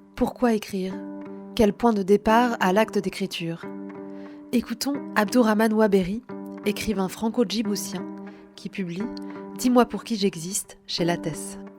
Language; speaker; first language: French; native; French